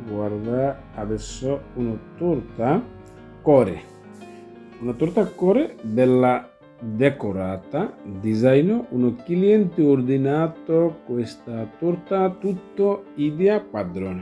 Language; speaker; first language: Italian; non-native, learner; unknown